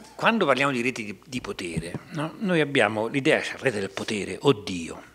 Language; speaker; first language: Italian; native; Italian